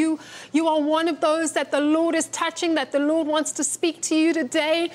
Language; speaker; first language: English; native; English